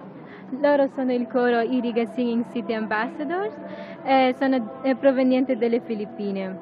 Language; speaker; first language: Italian; non-native, learner; Filipino